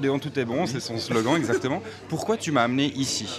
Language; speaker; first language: French; native; French